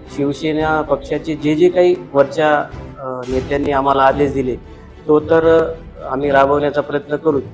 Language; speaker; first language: Marathi; native; Marathi